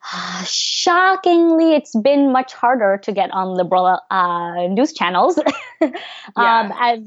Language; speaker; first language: English; early bilingual, other home language; Bangla